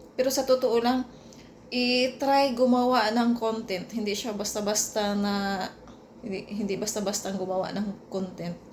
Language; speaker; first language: Filipino; non-native, local second language; Cebuano